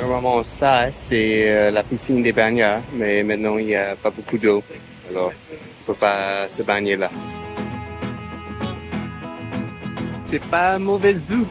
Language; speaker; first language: French; non-native, fluent; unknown